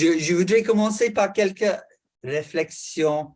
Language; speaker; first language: French; non-native, fluent; English